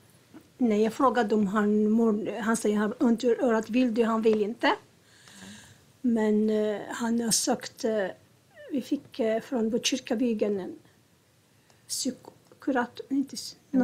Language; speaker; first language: Swedish; non-native, learner; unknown